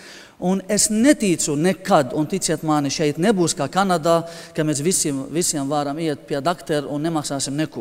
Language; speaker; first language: Latvian; non-native, fluent; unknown